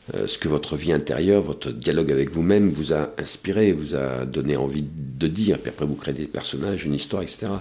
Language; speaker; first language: French; native; French